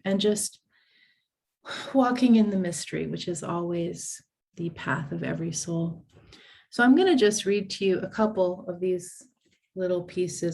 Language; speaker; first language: English; native; English